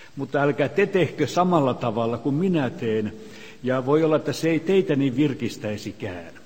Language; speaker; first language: Finnish; native; Finnish